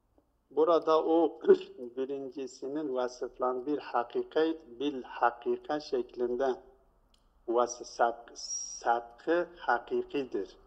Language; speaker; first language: Turkish; native; Turkish